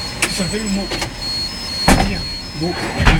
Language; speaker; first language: French; non-native, fluent; Portuguese